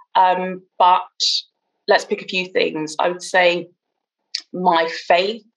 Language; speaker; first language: English; native; English